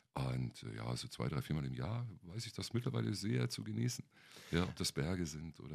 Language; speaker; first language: German; native; German